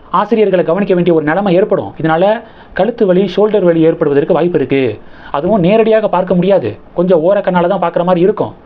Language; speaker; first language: Tamil; native; Tamil